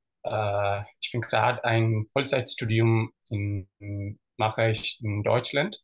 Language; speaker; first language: German; non-native, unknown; Tamil